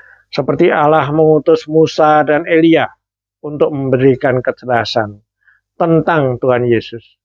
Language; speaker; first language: Indonesian; native; Indonesian